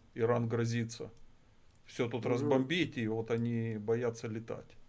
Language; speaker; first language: Russian; native; Russian